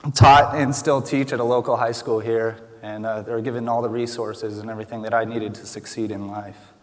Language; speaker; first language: English; native; English